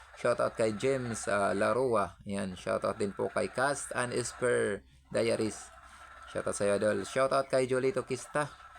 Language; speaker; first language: Filipino; non-native, local second language; Cebuano